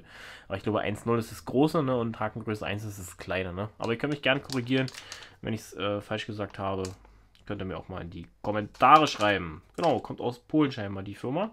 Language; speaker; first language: German; native; German